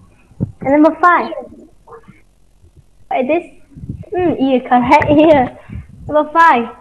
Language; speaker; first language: English; non-native, fluent; Vietnamese